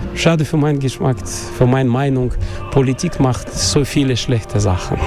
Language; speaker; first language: German; non-native, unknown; Russian